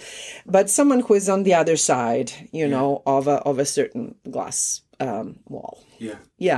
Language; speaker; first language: English; non-native, fluent; Croatian